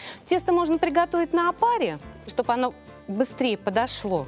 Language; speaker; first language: Russian; native; Russian